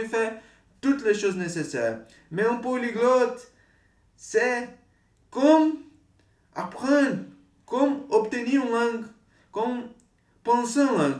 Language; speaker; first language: French; non-native, learner; Portuguese